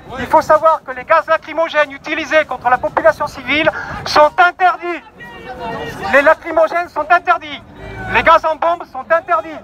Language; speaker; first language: French; native; French